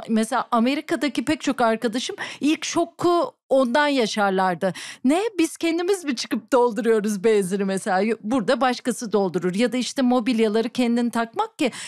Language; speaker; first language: Turkish; native; Turkish